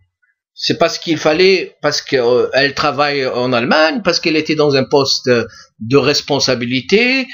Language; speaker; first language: French; non-native, local second language; Arabic